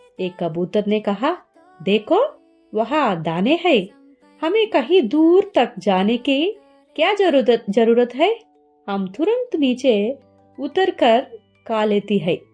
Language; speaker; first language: Hindi; non-native, learner; Telugu